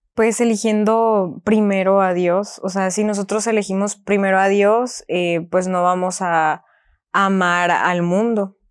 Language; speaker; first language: Spanish; native; Spanish